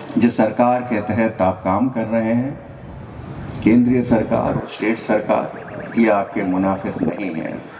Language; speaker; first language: Urdu; native; Urdu